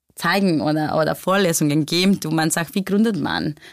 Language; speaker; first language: German; non-native, fluent; Spanish